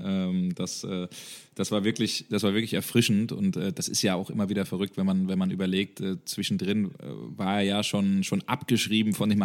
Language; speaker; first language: German; native; German